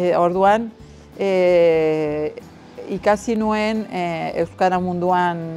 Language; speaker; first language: Basque; non-native, learner; Spanish